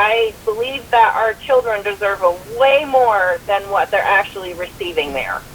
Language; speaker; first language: English; native; English